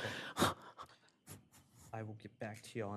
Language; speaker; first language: English; native; English